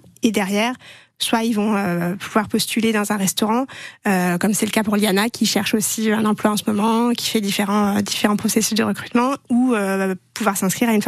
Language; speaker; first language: French; native; French